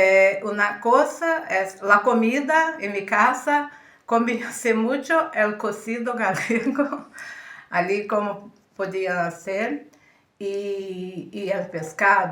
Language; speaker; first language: Spanish; early bilingual, heritage; Spanish